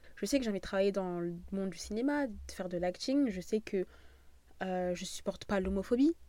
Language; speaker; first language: French; native; French